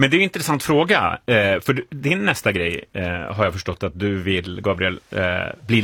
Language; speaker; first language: Swedish; native; Swedish